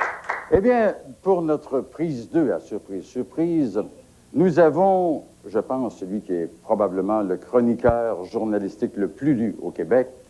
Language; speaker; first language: French; native; French